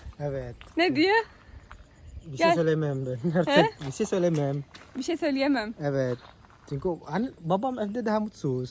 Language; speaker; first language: Turkish; non-native, learner; Indonesian